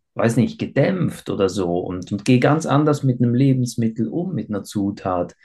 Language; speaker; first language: German; native; German